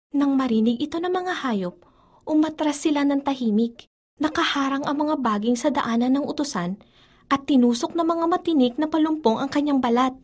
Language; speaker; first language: Filipino; native; Filipino